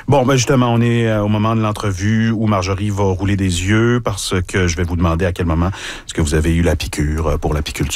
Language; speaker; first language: French; native; French